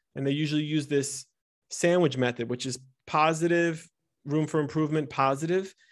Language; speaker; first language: English; early bilingual, other home language; Italian